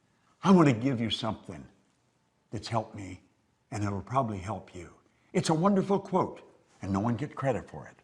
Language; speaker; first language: English; native; English